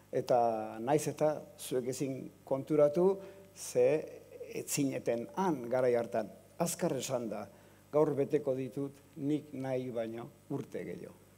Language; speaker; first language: Basque; native; Basque